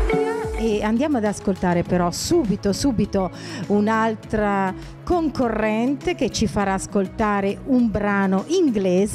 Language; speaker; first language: Italian; native; Italian